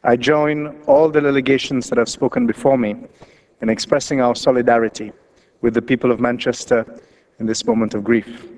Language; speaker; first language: English; non-native, local second language; Seselwa Creole French